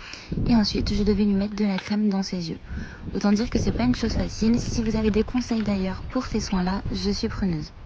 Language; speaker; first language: French; native; French